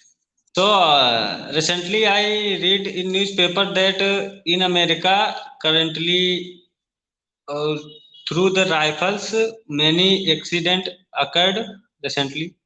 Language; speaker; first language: English; non-native, learner; Hindi